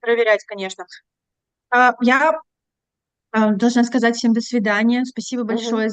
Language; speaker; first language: Russian; native; Russian